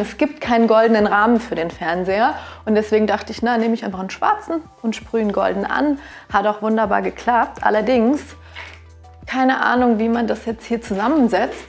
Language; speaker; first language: German; native; German